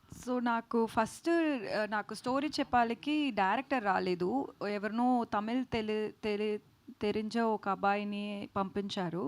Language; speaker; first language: Telugu; non-native, learner; Tamil